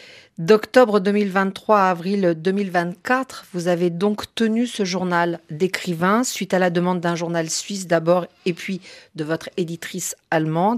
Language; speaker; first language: French; native; French